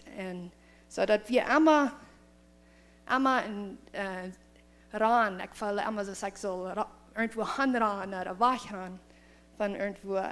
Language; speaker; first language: German; non-native, learner; Plautdietsch